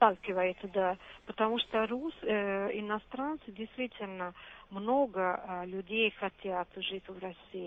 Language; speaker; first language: Russian; non-native, fluent; Italian